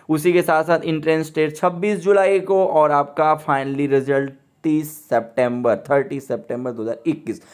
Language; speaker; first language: Hindi; native; Hindi